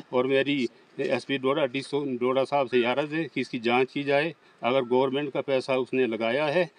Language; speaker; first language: Hindi; native; Hindi